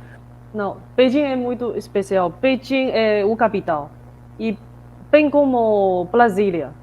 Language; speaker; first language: Portuguese; non-native, fluent; Chinese